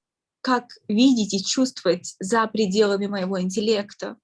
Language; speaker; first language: Russian; native; Russian